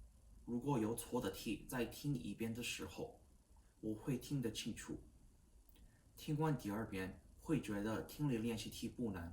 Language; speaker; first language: Chinese; non-native, learner; Korean